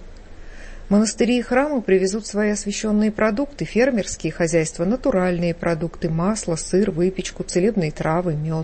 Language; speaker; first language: Russian; native; Russian